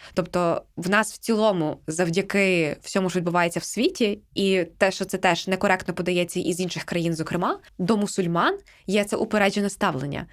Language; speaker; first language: Ukrainian; native; Ukrainian